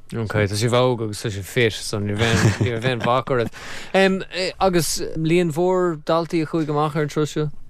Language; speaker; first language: Irish; native; Irish